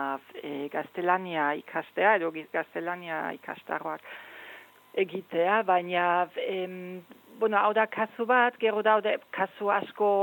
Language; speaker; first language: Basque; non-native, fluent; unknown